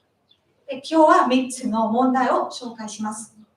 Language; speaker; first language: Japanese; non-native, learner; Vietnamese